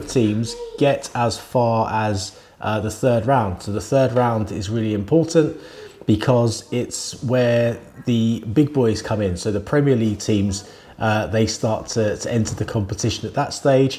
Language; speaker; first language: English; native; English